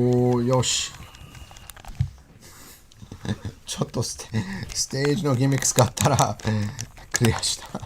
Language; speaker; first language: Japanese; non-native, learner; English